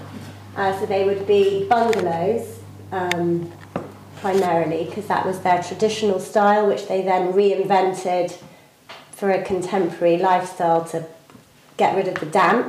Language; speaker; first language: English; native; English